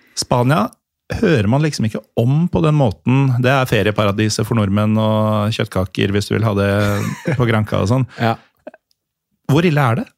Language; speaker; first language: Norwegian; native; Norwegian